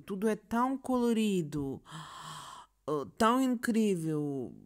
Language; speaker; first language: Portuguese; non-native, learner; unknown